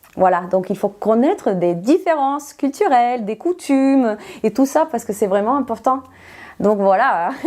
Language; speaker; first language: French; non-native, fluent; Serbian